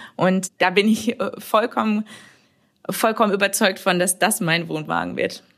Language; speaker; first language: German; native; German